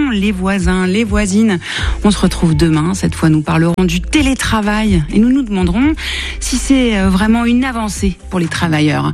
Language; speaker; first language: French; native; French